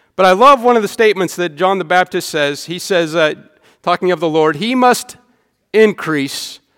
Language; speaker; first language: English; native; English